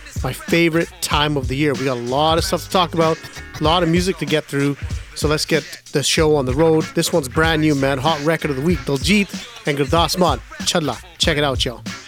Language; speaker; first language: English; early bilingual, other home language; Punjabi